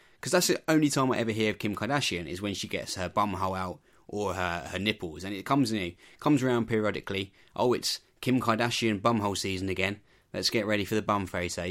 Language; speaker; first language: English; native; English